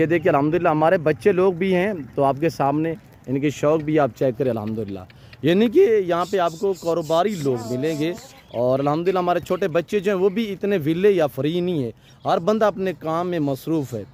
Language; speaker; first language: Hindi; non-native, local second language; Saraiki